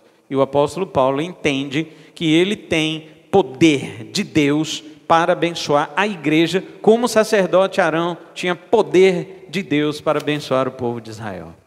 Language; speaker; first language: Portuguese; native; Portuguese